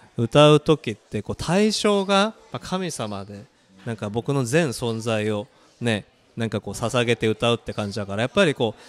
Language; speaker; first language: Japanese; early bilingual, other home language; Korean